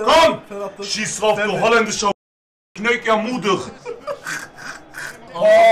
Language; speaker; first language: German; early bilingual, other home language; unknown